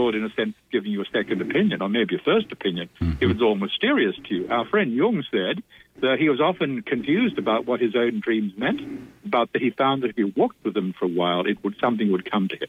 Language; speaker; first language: English; native; English